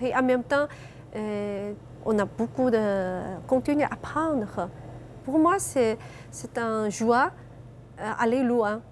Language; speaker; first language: French; non-native, learner; Chinese